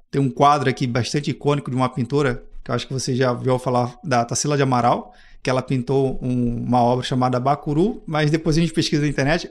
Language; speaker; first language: Portuguese; native; Portuguese